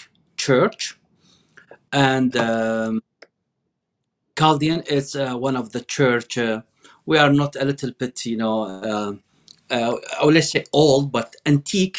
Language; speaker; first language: English; non-native, fluent; Arabic